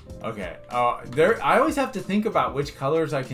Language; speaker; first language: English; native; English